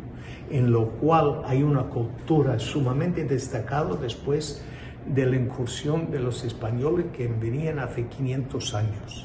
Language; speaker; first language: Spanish; non-native, fluent; English